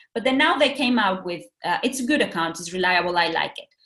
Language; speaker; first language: English; non-native, fluent; Spanish